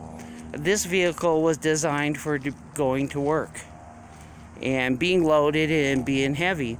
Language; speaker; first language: English; native; English